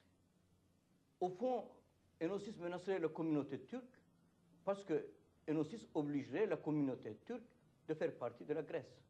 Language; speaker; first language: French; non-native, fluent; Turkish